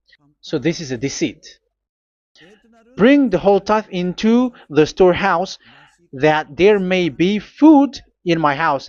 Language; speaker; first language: English; non-native, fluent; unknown